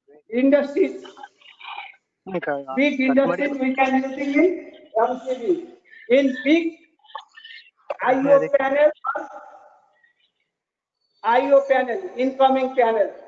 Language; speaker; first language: English; non-native, learner; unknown